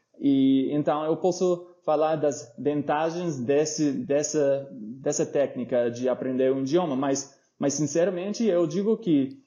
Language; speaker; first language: Portuguese; non-native, fluent; English